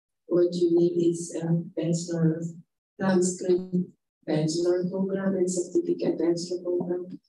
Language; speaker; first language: English; non-native, fluent; Indonesian